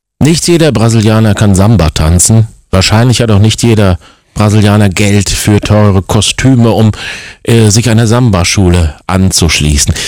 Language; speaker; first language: German; native; German